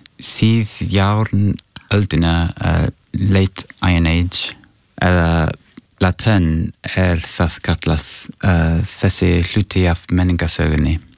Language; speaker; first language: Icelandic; non-native, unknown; English